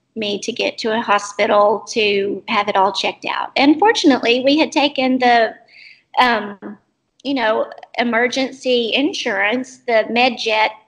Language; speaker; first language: English; native; English